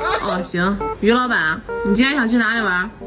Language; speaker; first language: Chinese; native; Chinese